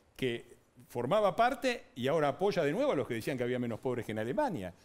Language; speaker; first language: Spanish; native; Spanish